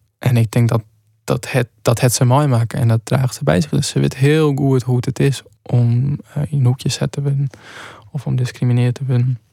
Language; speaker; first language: Dutch; non-native, local second language; Western Frisian